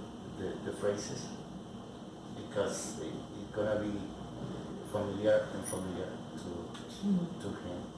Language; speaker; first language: English; non-native, learner; Spanish